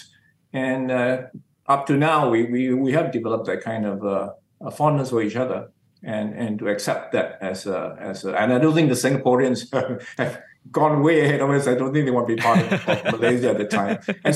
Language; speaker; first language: English; non-native, local second language; Min Nan Chinese